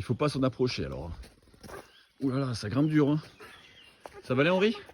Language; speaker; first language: French; native; French